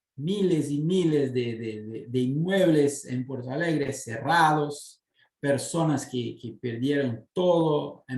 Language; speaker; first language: Spanish; non-native, fluent; Portuguese